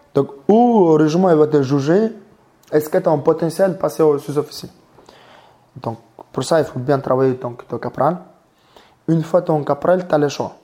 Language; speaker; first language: French; non-native, learner; Mongolian